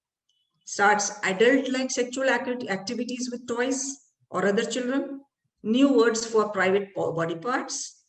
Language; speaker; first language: English; non-native, local second language; Malayalam